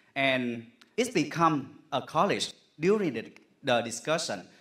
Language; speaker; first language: English; non-native, fluent; Vietnamese